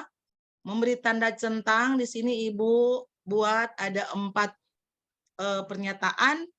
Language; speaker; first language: Indonesian; native; Indonesian